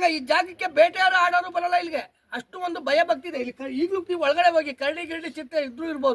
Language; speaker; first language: Kannada; native; Kannada